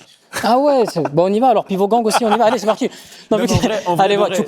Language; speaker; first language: French; native; French